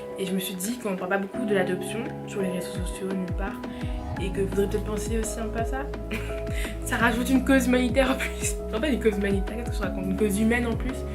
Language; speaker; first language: French; early bilingual, other home language; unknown